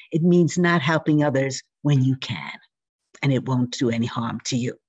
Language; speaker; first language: English; native; English